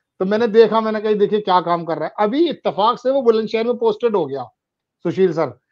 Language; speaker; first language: Hindi; native; Hindi